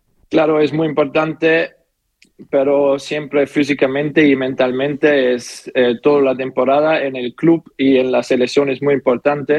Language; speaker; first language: Spanish; non-native, learner; German